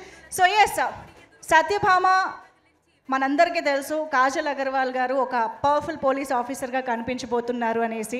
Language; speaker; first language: Telugu; native; Telugu